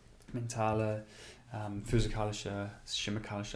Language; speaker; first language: German; non-native, learner; English